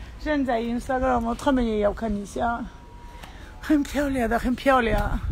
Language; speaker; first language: Chinese; non-native, learner; Russian